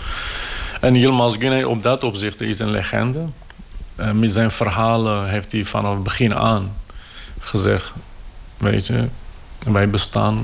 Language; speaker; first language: Dutch; non-native, fluent; Kurdish